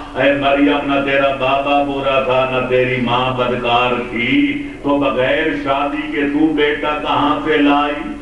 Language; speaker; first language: Urdu; non-native, local second language; Punjabi